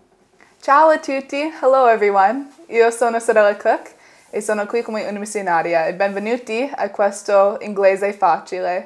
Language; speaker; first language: Italian; non-native, fluent; English